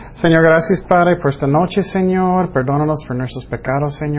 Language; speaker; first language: Spanish; non-native, fluent; English